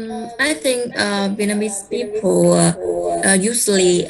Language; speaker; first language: English; non-native, learner; Vietnamese